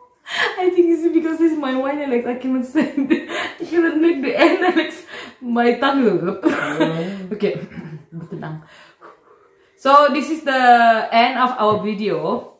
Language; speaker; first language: English; non-native, local second language; Malay